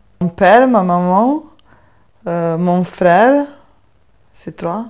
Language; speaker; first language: French; non-native, fluent; Serbian